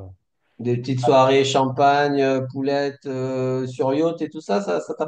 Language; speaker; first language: French; native; French